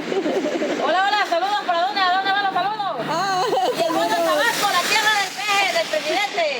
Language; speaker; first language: Spanish; native; Spanish